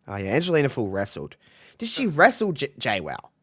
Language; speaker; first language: English; native; English